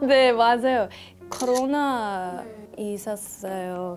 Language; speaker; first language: Korean; non-native, learner; English